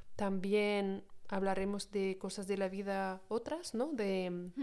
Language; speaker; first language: Spanish; non-native, fluent; French